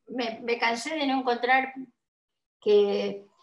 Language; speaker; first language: Spanish; native; Spanish